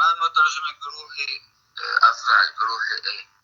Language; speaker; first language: Persian; non-native, fluent; Arabic